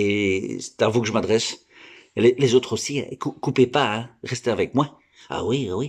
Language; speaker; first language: French; native; French